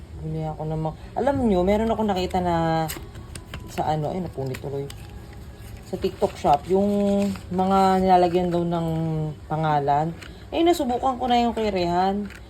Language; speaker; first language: Filipino; non-native, local second language; Pampanga